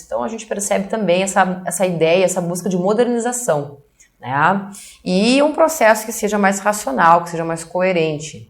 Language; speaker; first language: Portuguese; native; Portuguese